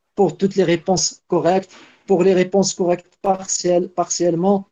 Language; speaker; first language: French; non-native, local second language; Arabic